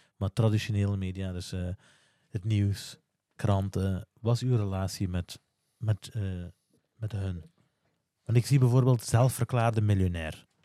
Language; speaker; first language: Dutch; early bilingual, other home language; Turkish